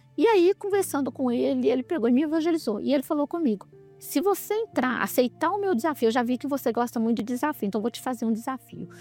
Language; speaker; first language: Portuguese; native; Portuguese